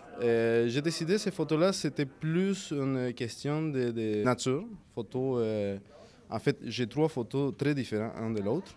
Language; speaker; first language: French; non-native, fluent; Spanish